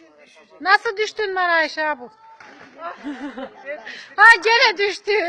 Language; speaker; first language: Turkish; native; Turkish